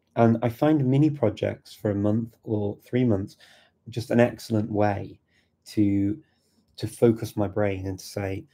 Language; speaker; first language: English; native; English